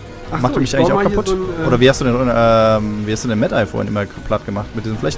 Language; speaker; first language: German; native; German